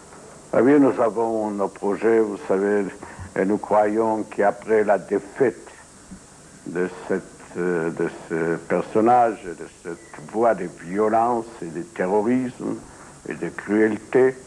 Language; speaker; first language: French; non-native, fluent; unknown